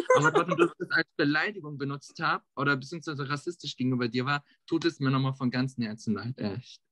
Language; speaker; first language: German; early bilingual, other home language; Turkish